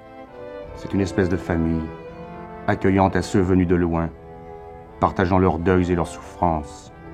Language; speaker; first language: French; native; French